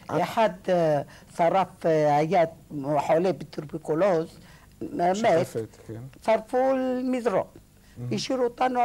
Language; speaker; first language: Hebrew; non-native, learner; Arabic